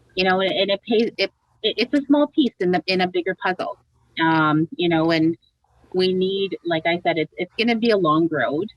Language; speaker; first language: English; native; English